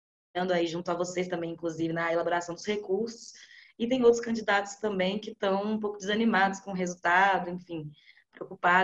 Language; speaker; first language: Portuguese; native; Portuguese